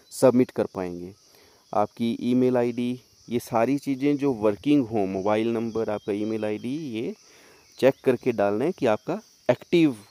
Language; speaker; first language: Hindi; native; Hindi